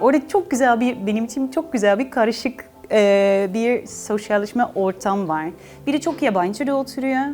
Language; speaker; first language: Turkish; non-native, learner; Dutch